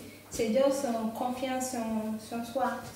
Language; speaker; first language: French; non-native, fluent; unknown